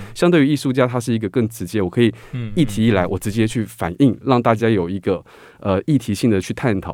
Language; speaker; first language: Chinese; native; Chinese